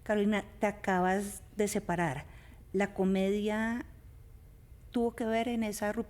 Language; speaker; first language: Spanish; native; Spanish